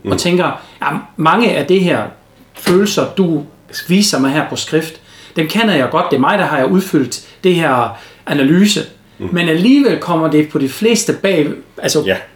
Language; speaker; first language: Danish; native; Danish